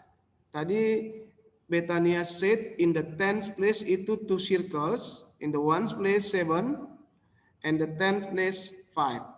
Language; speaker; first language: English; non-native, local second language; Indonesian